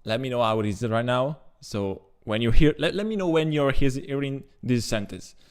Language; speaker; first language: English; non-native, fluent; Italian